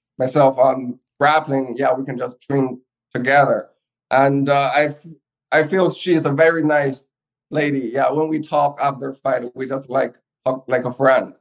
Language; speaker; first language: English; non-native, fluent; Chinese